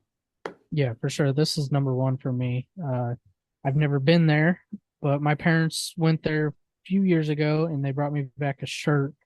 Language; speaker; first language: English; native; English